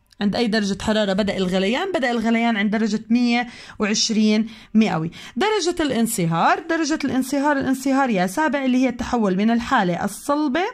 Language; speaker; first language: Arabic; native; Arabic